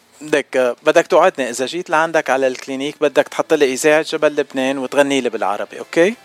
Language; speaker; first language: Arabic; native; Arabic